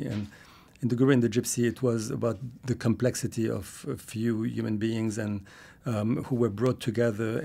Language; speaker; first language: English; non-native, fluent; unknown